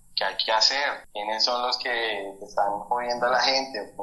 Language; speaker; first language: Spanish; native; Spanish